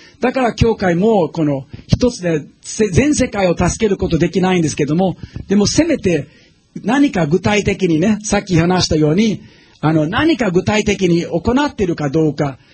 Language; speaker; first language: Japanese; non-native, fluent; English